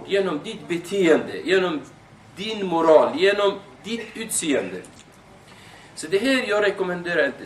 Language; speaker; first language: Swedish; non-native, fluent; Arabic